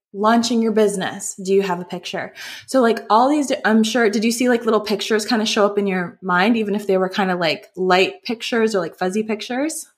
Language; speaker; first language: English; native; English